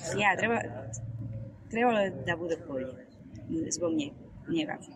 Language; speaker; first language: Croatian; non-native, learner; Spanish